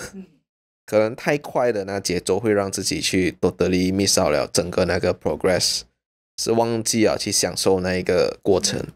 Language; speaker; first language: Chinese; native; Chinese